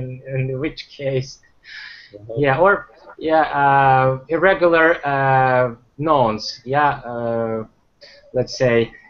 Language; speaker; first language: English; non-native, fluent; Ukrainian